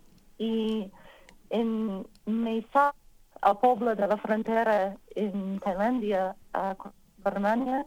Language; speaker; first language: Spanish; non-native, learner; English